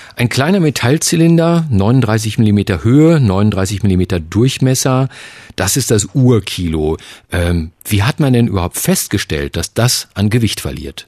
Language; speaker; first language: German; native; German